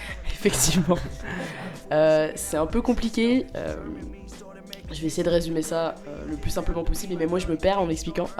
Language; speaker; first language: French; native; French